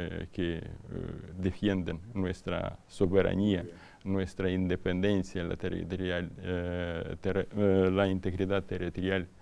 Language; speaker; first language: Spanish; non-native, fluent; Ukrainian